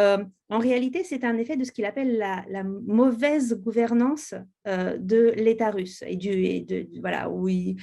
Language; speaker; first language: French; native; French